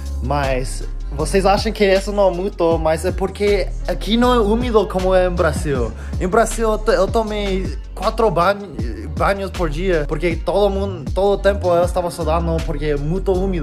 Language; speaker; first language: Portuguese; non-native, learner; English